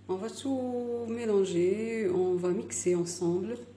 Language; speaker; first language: French; non-native, local second language; Arabic